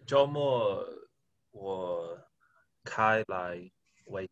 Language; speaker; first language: Chinese; non-native, learner; English